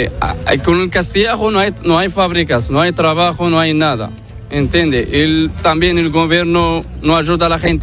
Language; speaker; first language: Spanish; non-native, learner; Arabic